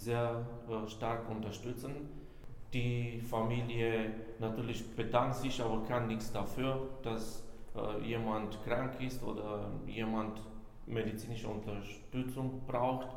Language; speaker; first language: German; non-native, fluent; Romanian